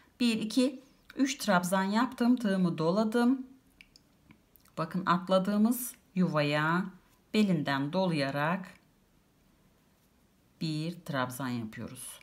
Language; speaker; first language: Turkish; native; Turkish